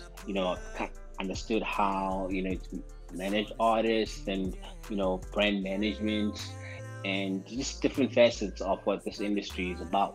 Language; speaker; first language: English; non-native, local second language; Zulu